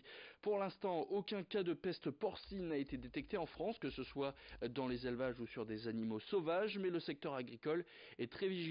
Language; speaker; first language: French; native; French